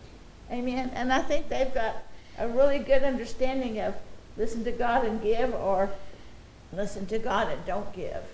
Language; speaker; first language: English; native; English